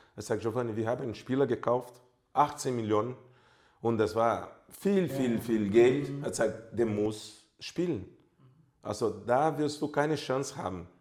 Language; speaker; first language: German; non-native, fluent; Portuguese